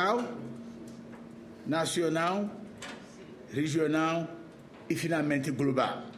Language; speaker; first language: Portuguese; non-native, fluent; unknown